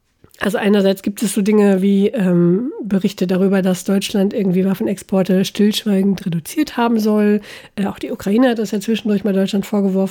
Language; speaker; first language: German; native; German